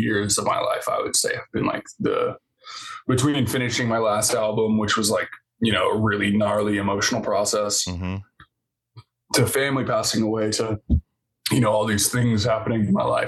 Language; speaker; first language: English; native; English